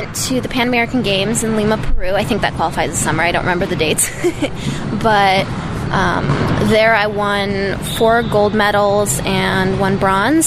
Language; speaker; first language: English; early bilingual, other home language; Russian